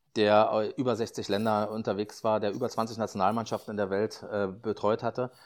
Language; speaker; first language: German; native; German